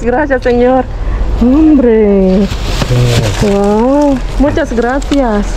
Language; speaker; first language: Spanish; non-native, fluent; Filipino